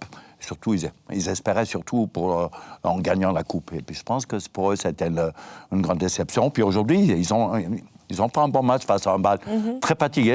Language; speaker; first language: French; native; French